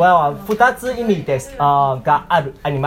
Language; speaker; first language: Japanese; non-native, learner; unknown